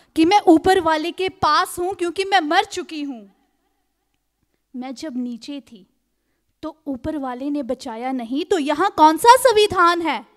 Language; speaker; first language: Hindi; native; Hindi